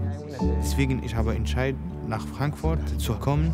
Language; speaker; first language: German; non-native, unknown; Arabic